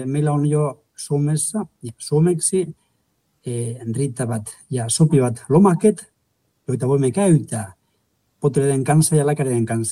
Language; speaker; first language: Finnish; non-native, fluent; Spanish